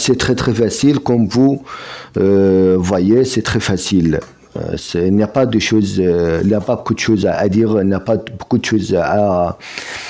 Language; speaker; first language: French; non-native, fluent; Arabic